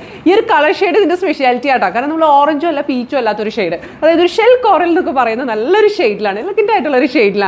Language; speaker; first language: Malayalam; native; Malayalam